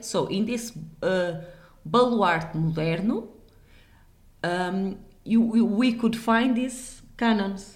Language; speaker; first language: English; non-native, fluent; Portuguese